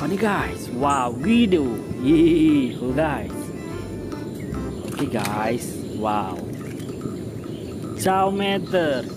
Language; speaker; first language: English; non-native, learner; Indonesian